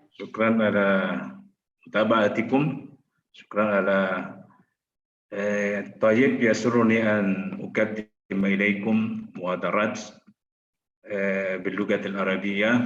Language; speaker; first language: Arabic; non-native, fluent; Indonesian